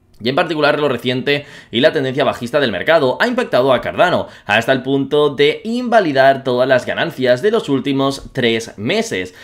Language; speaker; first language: Spanish; native; Spanish